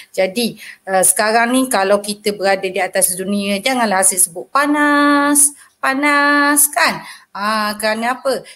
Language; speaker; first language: Malay; native; Malay